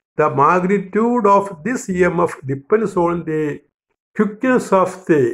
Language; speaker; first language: English; non-native, local second language; Malayalam